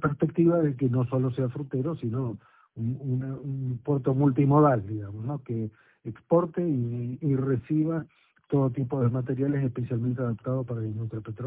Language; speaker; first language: Spanish; native; Spanish